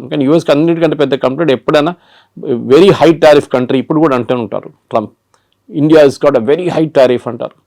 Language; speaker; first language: Telugu; non-native, local second language; Malayalam